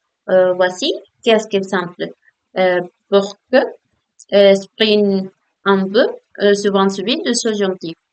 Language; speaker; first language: French; non-native, learner; Spanish